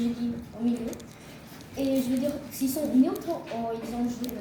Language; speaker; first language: French; non-native, learner; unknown